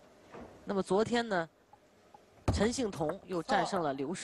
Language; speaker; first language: Chinese; native; Chinese